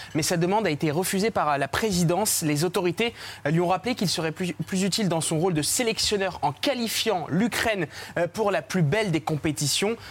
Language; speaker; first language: French; non-native, fluent; English